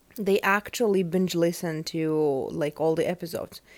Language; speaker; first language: English; non-native, fluent; Russian